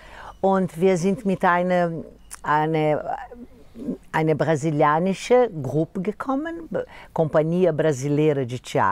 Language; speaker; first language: German; non-native, learner; Portuguese